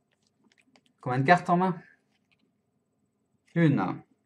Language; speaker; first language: French; native; French